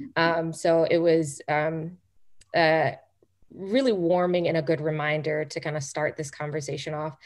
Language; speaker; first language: English; native; English